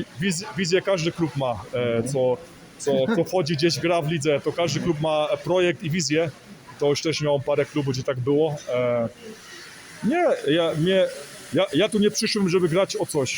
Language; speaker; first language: Polish; early bilingual, heritage; Polish